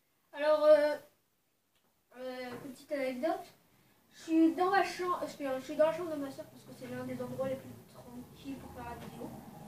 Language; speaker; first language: French; native; French